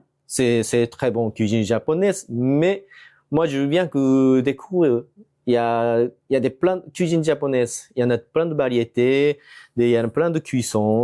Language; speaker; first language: French; non-native, fluent; Japanese